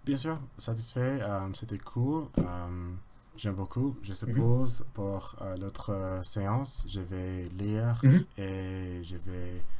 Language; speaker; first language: French; non-native, learner; English